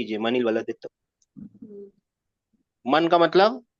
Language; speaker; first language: Hindi; native; Hindi